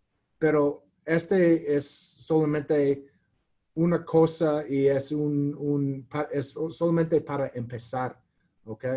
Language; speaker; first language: Spanish; non-native, learner; English